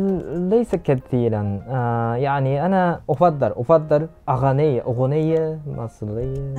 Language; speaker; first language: Arabic; non-native, learner; Japanese